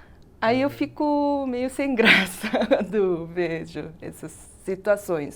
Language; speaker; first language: Portuguese; non-native, fluent; Korean